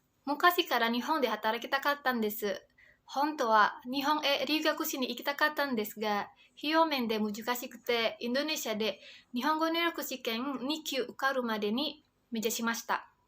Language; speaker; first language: Japanese; non-native, fluent; Indonesian